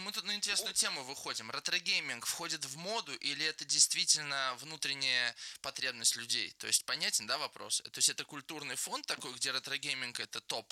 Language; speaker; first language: Russian; native; Russian